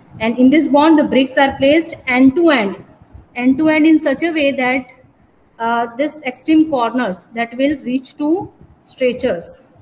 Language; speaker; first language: English; non-native, local second language; Gujarati